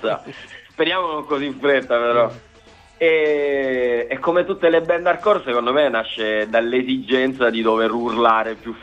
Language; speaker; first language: Italian; native; Italian